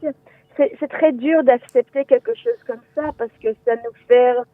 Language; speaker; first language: French; non-native, fluent; Hebrew